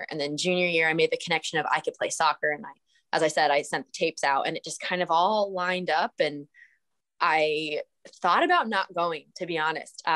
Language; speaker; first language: English; native; English